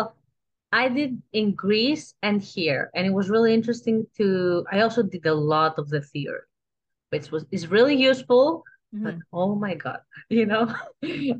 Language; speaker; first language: English; non-native, fluent; Greek